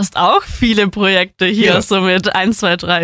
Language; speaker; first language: German; native; German